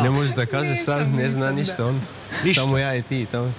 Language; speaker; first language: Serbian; non-native, learner; Arabic